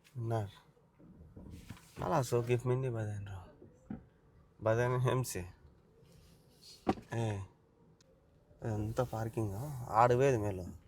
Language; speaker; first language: Arabic; non-native, learner; Telugu